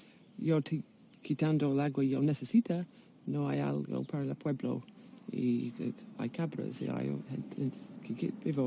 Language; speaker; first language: Spanish; non-native, learner; English